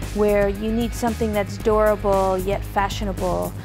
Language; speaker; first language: English; native; English